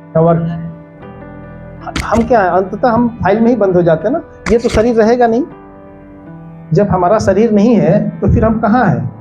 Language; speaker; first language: Hindi; native; Hindi